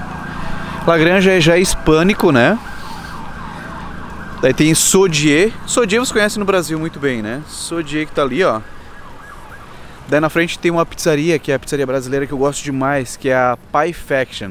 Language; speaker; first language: Portuguese; native; Portuguese